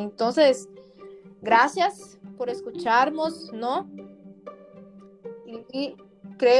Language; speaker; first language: Spanish; non-native, learner; Portuguese